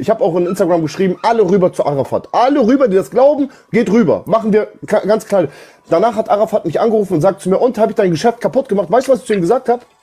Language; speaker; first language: German; early bilingual, other home language; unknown